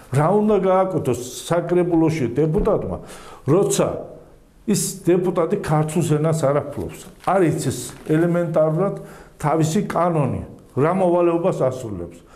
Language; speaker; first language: Georgian; non-native, local second language; Azerbaijani